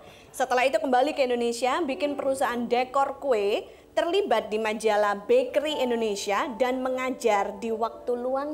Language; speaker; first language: Indonesian; native; Indonesian